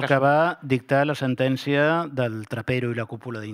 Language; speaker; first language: Catalan; native; Catalan